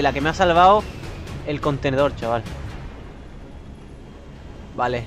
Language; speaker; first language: Spanish; native; Spanish